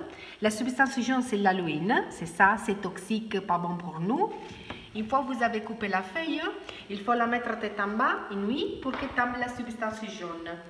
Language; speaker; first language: French; non-native, fluent; Spanish